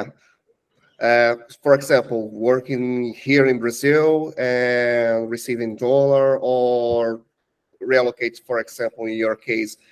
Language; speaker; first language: English; non-native, learner; Portuguese